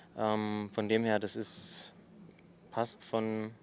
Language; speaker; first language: German; native; German